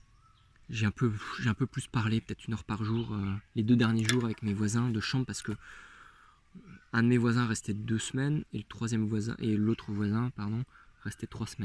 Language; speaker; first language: French; native; French